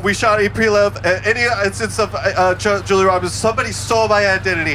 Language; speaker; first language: English; native; English